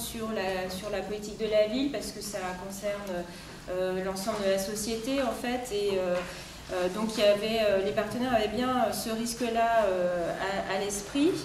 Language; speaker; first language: French; native; French